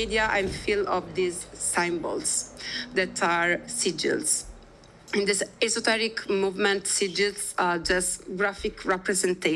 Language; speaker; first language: English; non-native, fluent; Italian